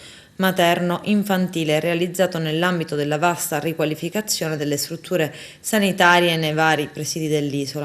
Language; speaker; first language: Italian; native; Italian